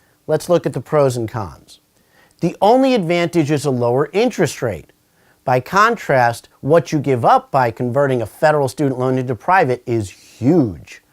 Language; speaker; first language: English; native; English